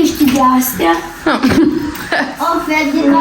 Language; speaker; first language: Romanian; early bilingual, heritage; Romanian